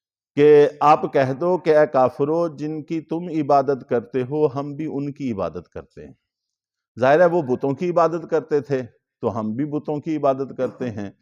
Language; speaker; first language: Urdu; native; Urdu